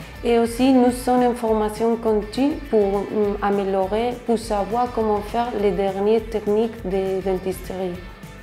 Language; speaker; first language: French; non-native, fluent; Spanish